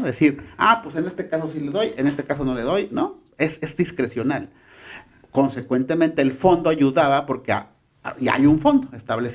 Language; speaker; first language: Spanish; native; Spanish